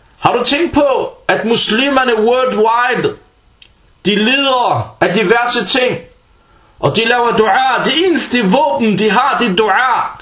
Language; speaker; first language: Danish; early bilingual, other home language; Arabic